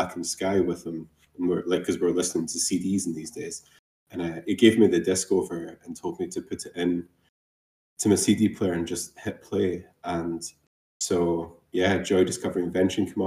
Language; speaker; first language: English; native; English